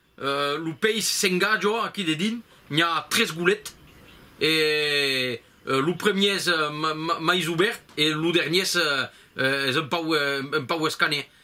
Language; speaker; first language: Occitan; native; Occitan